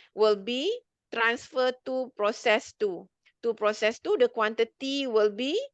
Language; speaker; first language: English; non-native, local second language; Malay